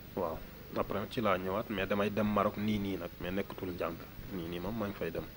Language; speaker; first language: Wolof; non-native, local second language; Fula